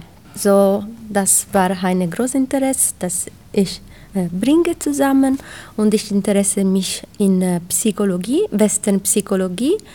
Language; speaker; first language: German; non-native, learner; Italian